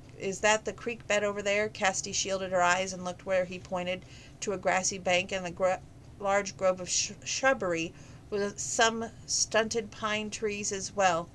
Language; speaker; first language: English; native; English